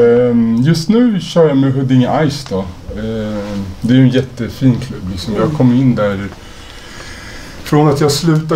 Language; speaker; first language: Swedish; native; Swedish